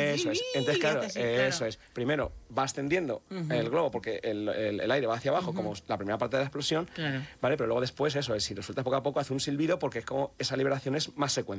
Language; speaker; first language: Spanish; native; Spanish